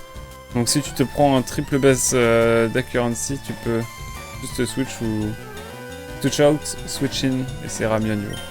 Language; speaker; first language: French; native; French